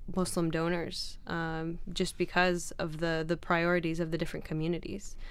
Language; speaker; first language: English; non-native, fluent; Arabic